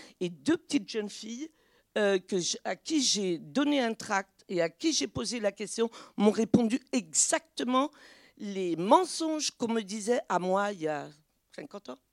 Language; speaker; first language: French; native; French